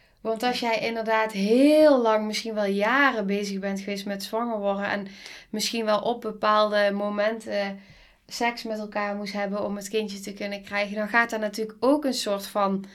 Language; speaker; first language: Dutch; native; Dutch